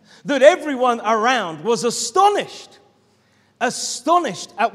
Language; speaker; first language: English; native; English